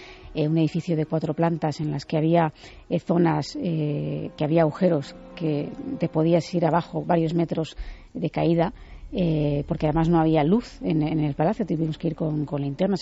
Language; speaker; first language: Spanish; native; Spanish